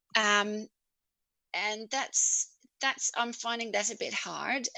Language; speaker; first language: English; non-native, fluent; Dutch